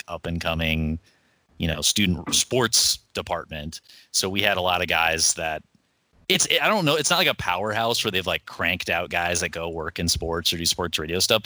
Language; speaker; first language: English; native; English